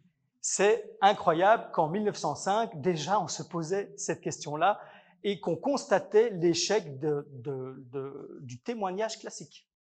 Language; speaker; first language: French; native; French